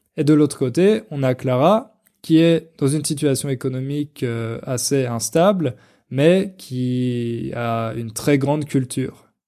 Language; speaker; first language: French; native; French